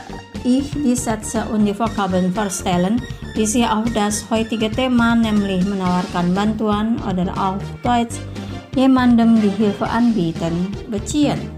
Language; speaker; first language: German; non-native, fluent; Indonesian